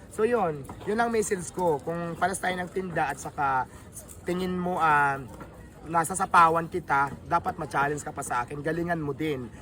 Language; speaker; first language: Filipino; native; Filipino